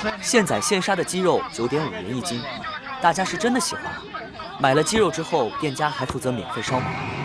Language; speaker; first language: Chinese; native; Chinese